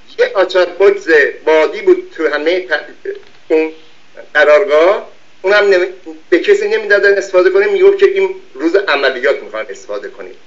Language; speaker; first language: Persian; non-native, local second language; Azerbaijani